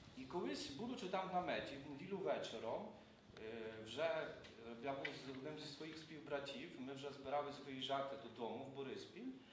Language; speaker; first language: Ukrainian; non-native, local second language; Polish